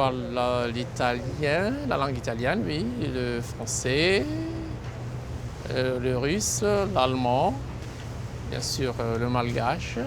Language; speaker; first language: French; non-native, local second language; Malagasy